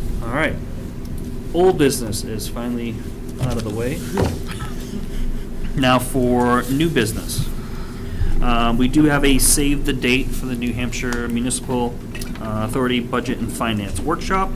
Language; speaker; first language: English; native; English